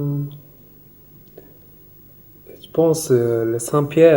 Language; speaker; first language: French; non-native, learner; Japanese